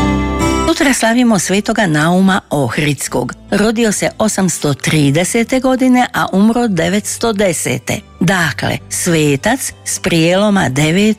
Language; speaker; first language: Croatian; native; Croatian